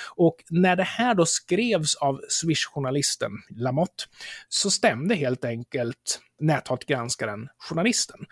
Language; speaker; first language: Swedish; native; Swedish